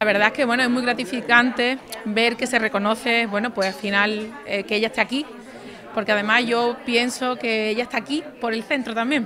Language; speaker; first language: Spanish; native; Spanish